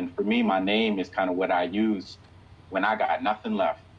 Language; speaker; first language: English; native; English